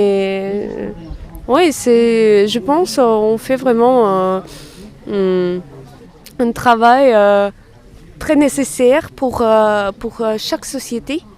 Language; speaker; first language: French; non-native, fluent; Russian